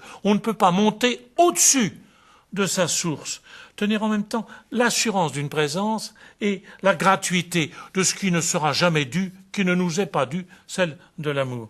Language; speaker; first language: French; native; French